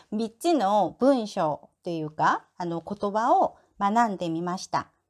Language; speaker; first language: Japanese; non-native, learner; Korean